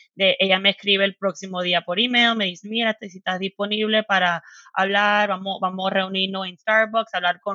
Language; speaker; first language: Spanish; early bilingual, heritage; Spanish